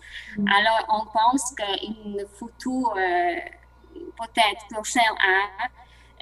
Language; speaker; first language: French; non-native, learner; Polish